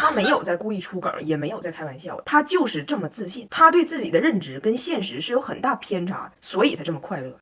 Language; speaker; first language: Chinese; native; Chinese